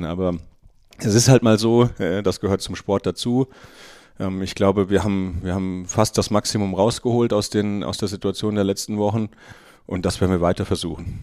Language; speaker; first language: German; native; German